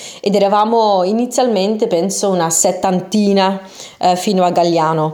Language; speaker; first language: Italian; non-native, fluent; Dutch